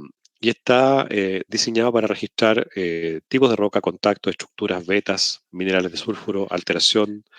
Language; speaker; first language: Spanish; native; Spanish